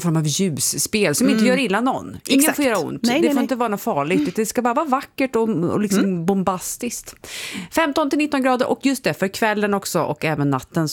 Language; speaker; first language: Swedish; native; Swedish